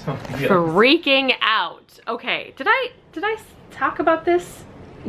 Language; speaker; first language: English; native; English